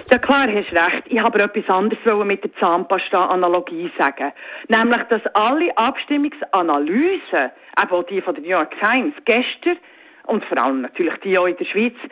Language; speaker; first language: German; native; German